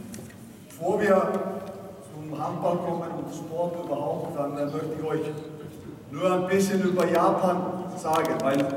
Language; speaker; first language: German; non-native, fluent; Icelandic